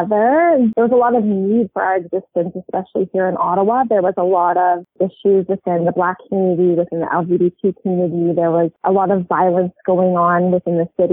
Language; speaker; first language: English; native; English